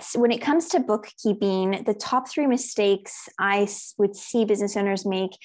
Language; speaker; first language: English; native; English